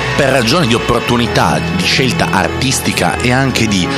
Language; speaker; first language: Italian; native; Italian